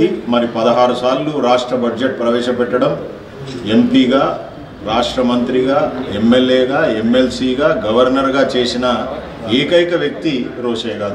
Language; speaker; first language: Telugu; native; Telugu